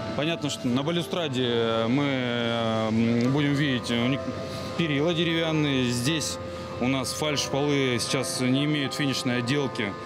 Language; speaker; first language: Russian; native; Russian